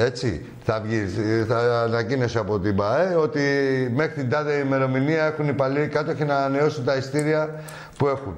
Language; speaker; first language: Greek; native; Greek